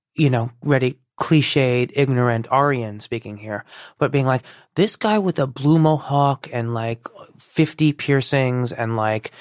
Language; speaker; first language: English; early bilingual, other home language; Persian